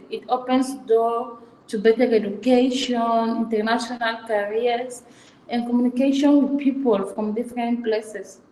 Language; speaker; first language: English; non-native, fluent; Fang